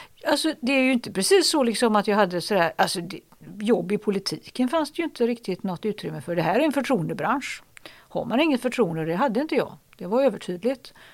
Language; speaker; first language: Swedish; native; Swedish